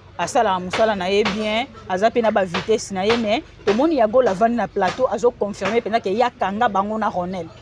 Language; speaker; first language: Lingala; native; Lingala